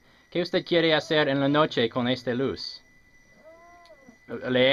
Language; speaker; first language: Spanish; non-native, learner; English